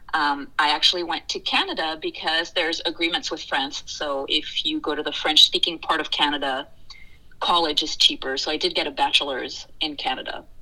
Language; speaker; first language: English; early bilingual, other home language; French